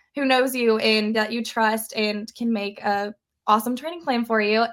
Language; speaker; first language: English; native; English